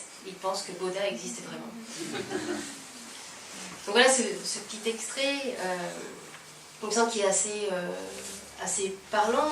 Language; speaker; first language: French; native; French